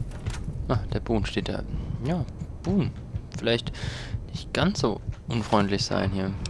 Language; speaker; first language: German; native; German